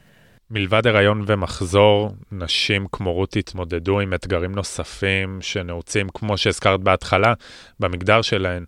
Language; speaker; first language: Hebrew; native; Hebrew